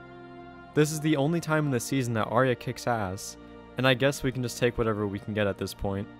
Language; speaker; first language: English; native; English